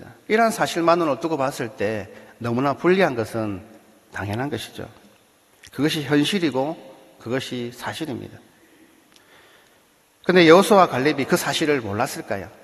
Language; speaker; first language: Korean; native; Korean